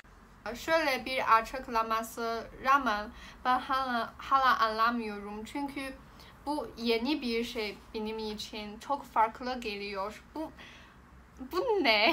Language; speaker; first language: Turkish; non-native, learner; Chinese